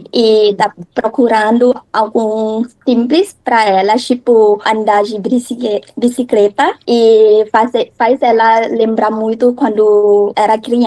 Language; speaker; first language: Portuguese; non-native, learner; Thai